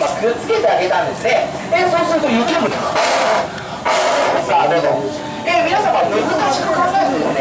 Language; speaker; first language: Japanese; native; Japanese